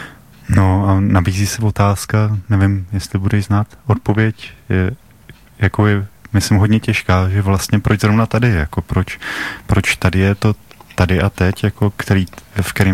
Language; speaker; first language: Czech; native; Czech